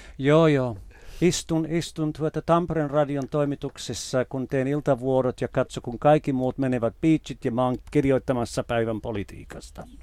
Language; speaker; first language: Finnish; non-native, fluent; English